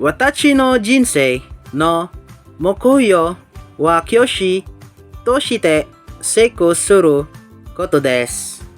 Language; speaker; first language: Japanese; non-native, learner; Hiligaynon